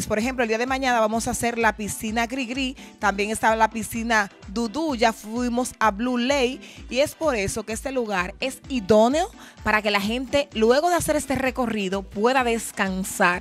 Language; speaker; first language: Spanish; native; Spanish